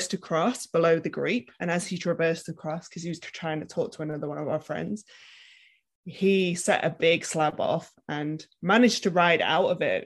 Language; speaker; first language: English; native; English